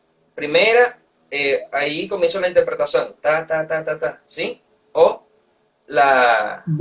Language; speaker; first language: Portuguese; non-native, learner; Spanish